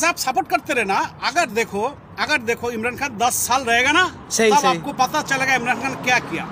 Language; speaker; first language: Hindi; non-native, fluent; Bangla